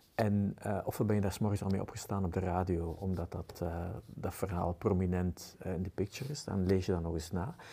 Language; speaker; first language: Dutch; native; Dutch